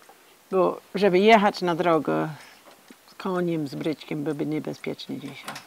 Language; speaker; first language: Polish; non-native, learner; English